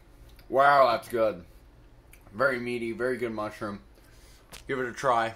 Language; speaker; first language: English; native; English